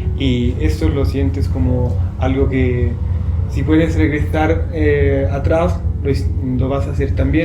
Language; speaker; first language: Spanish; non-native, fluent; Italian